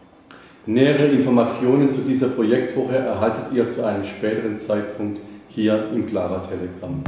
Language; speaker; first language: German; native; German